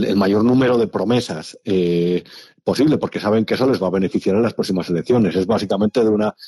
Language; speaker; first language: Spanish; native; Spanish